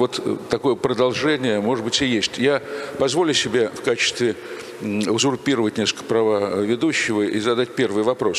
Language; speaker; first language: Russian; native; Russian